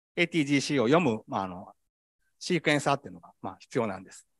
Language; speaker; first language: Japanese; native; Japanese